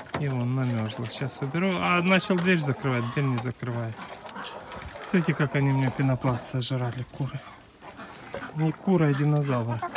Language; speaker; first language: Russian; native; Russian